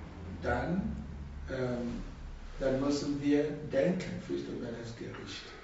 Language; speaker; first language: German; non-native, learner; Russian